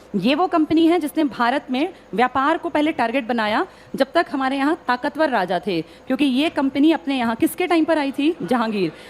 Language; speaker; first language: Hindi; native; Hindi